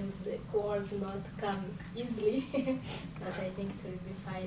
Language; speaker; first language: English; non-native, local second language; Kinyarwanda